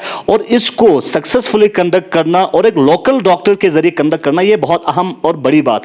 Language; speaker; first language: Hindi; non-native, local second language; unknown